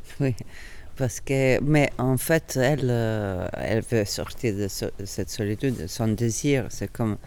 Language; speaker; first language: French; non-native, fluent; Italian